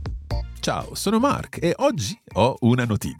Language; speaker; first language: Italian; non-native, fluent; English